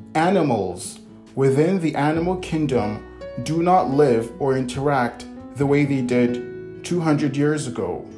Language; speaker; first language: English; early bilingual, other home language; Portuguese